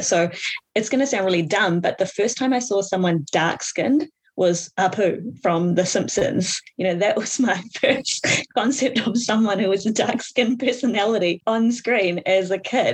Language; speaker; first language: English; native; English